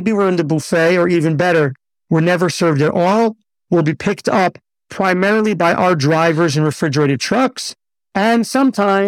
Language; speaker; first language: English; native; English